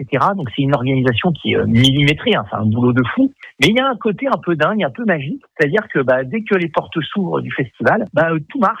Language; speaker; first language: French; native; French